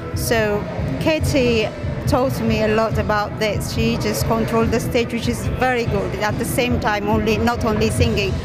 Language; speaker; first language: English; non-native, fluent; Amharic